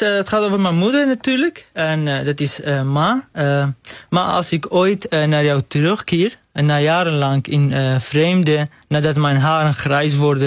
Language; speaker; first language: Dutch; non-native, fluent; Arabic